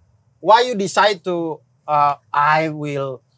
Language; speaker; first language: English; non-native, learner; Indonesian